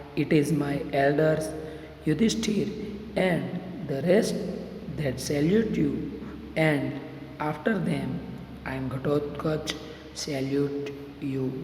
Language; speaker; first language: English; non-native, local second language; Hindi